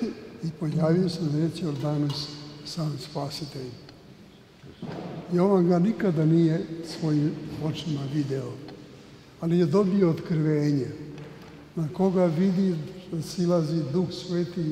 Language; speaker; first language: Serbian; native; Serbian